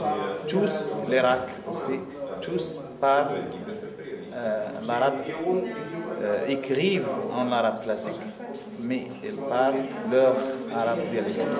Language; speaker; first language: French; non-native, local second language; Arabic